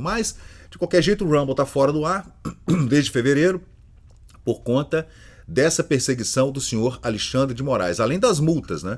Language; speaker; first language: Portuguese; native; Portuguese